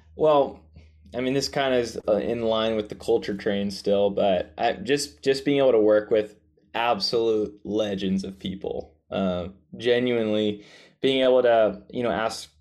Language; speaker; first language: English; native; English